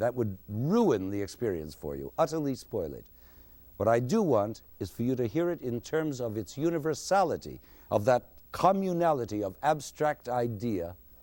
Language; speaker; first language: English; native; English